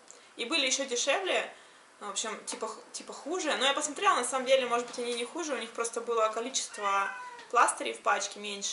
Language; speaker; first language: Russian; native; Russian